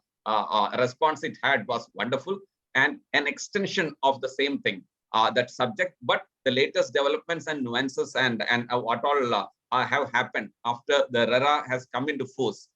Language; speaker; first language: English; non-native, local second language; Malayalam